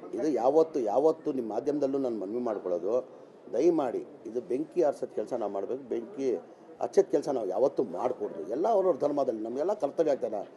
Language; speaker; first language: Kannada; non-native, local second language; Urdu